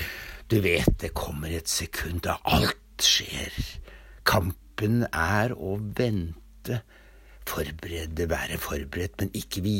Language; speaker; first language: Norwegian; native; Norwegian